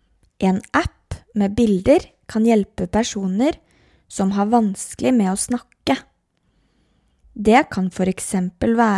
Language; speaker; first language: Swedish; non-native, learner; Norwegian